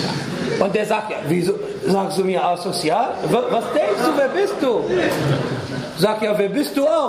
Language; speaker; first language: German; non-native, fluent; Arabic